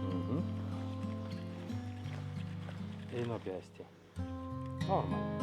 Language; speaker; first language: Finnish; non-native, learner; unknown